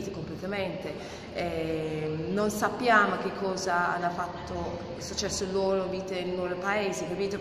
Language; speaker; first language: Italian; non-native, fluent; English